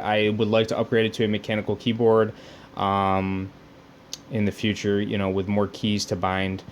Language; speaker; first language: English; native; English